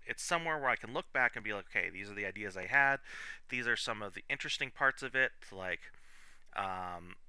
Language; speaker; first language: English; native; English